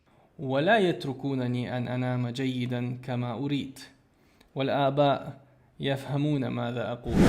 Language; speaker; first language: Arabic; non-native, fluent; Chechen